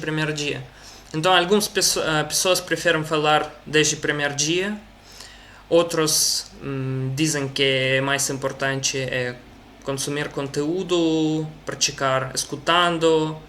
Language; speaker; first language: Portuguese; non-native, learner; Russian